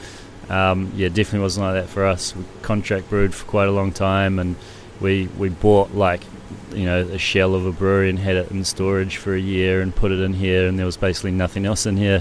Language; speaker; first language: English; native; English